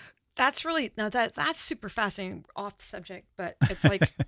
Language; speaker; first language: English; native; English